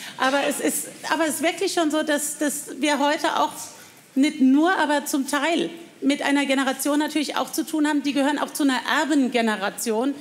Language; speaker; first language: German; native; German